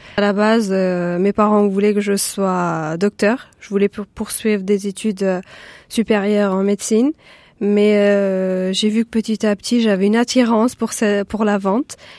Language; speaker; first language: French; early bilingual, other home language; Persian